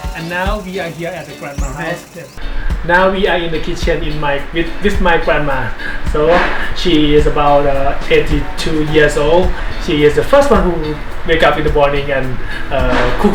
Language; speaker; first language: English; non-native, learner; Thai